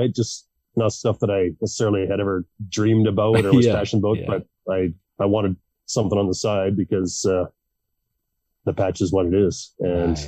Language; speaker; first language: English; native; English